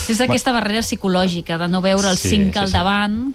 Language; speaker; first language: Catalan; native; Catalan